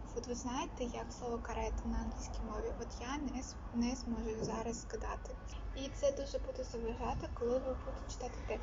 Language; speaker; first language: Ukrainian; non-native, local second language; Russian